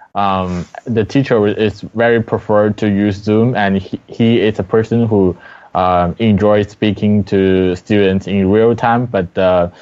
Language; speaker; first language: English; non-native, fluent; Chinese